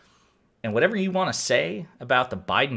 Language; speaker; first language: English; native; English